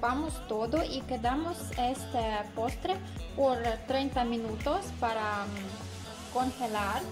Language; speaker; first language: Spanish; non-native, learner; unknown